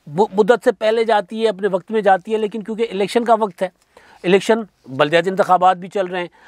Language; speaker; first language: Urdu; non-native, local second language; Sindhi